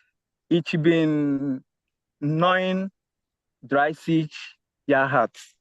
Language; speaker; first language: German; non-native, learner; Igbo